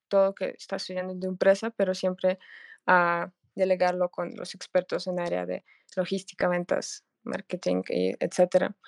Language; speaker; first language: Spanish; non-native, fluent; Russian